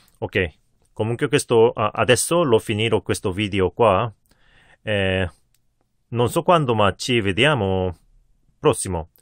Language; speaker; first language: Italian; non-native, learner; Korean